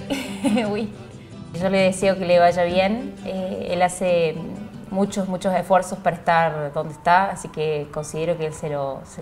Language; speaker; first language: French; non-native, learner; Spanish